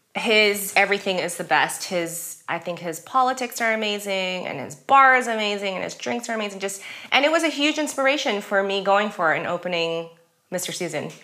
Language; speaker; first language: English; early bilingual, other home language; German